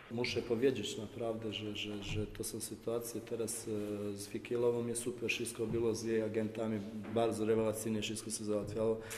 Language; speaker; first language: Polish; non-native, fluent; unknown